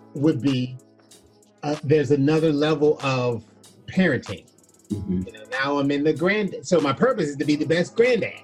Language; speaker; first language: English; native; English